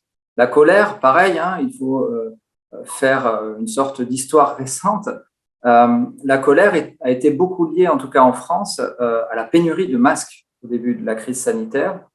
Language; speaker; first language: French; native; French